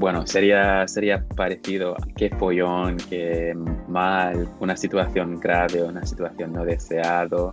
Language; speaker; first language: Spanish; non-native, fluent; English